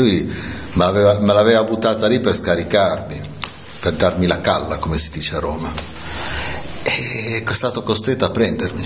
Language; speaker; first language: Italian; native; Italian